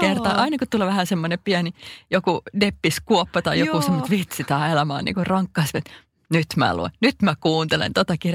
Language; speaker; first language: Finnish; native; Finnish